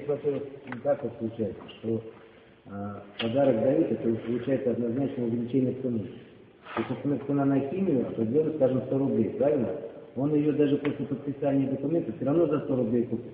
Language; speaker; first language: Russian; native; Russian